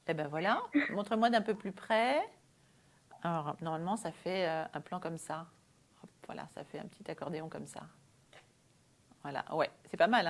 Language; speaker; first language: French; native; French